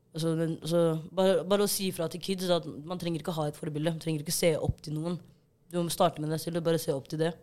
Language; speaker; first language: Norwegian; early bilingual, other home language; Somali